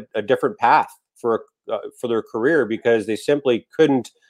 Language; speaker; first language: English; native; English